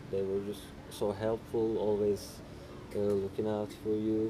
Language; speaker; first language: English; non-native, fluent; Turkish